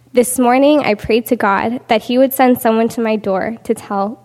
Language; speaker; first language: English; native; English